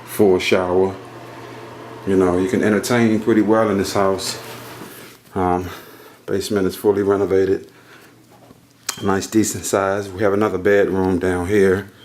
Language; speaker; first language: English; native; English